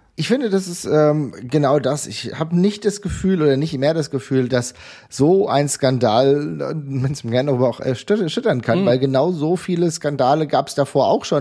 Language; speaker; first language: German; native; German